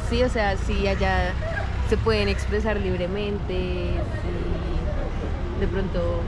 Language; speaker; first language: Spanish; native; Spanish